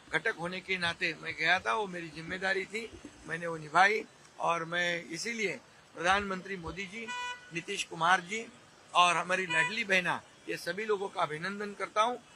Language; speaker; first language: Hindi; non-native, local second language; Marathi